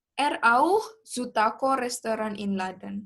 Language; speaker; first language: German; non-native, learner; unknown